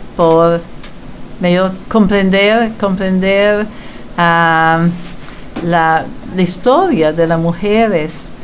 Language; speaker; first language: Spanish; non-native, fluent; Italian